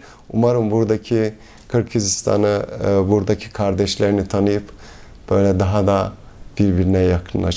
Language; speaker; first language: Turkish; early bilingual, heritage; Turkish